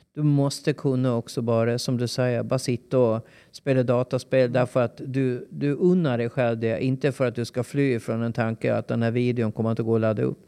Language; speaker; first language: Swedish; native; Swedish